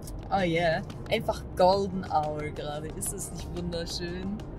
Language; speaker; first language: German; native; German